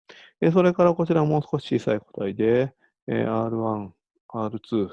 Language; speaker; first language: Japanese; native; Japanese